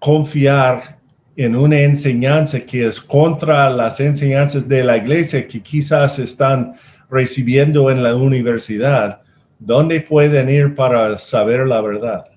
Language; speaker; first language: Spanish; non-native, fluent; English